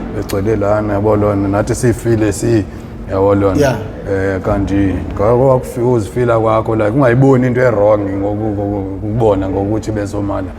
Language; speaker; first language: Zulu; non-native, local second language; Xhosa